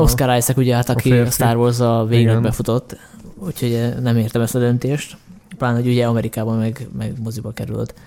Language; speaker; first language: Hungarian; native; Hungarian